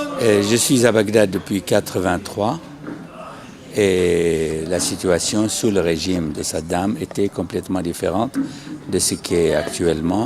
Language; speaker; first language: French; non-native, fluent; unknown